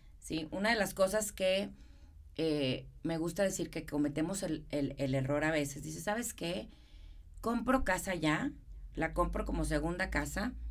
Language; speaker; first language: Spanish; native; Spanish